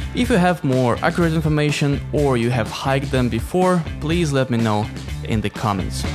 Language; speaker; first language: English; non-native, fluent; Russian